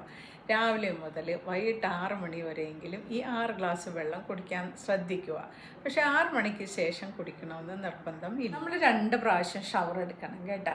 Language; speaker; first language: Malayalam; native; Malayalam